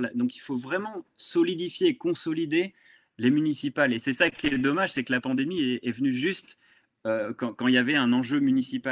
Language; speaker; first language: French; native; French